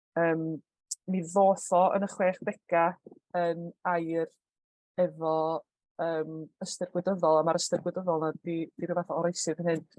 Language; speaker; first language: Welsh; native; Welsh